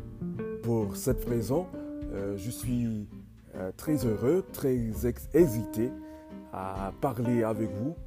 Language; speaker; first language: French; non-native, learner; English